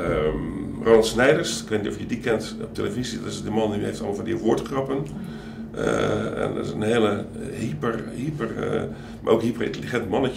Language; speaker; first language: Dutch; native; Dutch